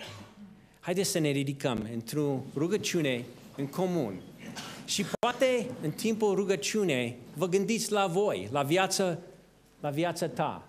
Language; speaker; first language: Romanian; non-native, fluent; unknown